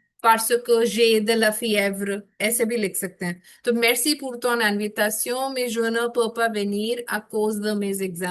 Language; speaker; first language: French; non-native, fluent; Hindi